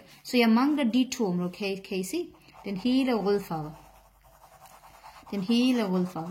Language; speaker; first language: Danish; non-native, learner; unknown